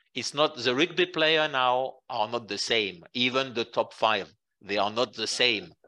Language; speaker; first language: English; non-native, fluent; French